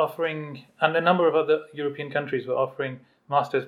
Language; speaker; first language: English; non-native, local second language; Urdu